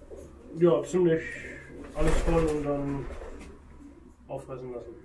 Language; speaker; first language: German; native; German